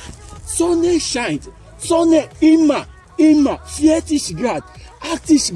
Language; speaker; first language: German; non-native, learner; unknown